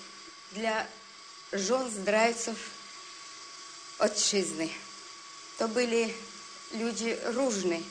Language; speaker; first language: Polish; early bilingual, heritage; Polish